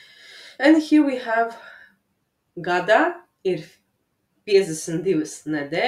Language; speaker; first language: English; non-native, fluent; Latvian